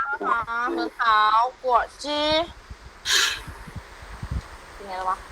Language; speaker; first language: Chinese; non-native, learner; Thai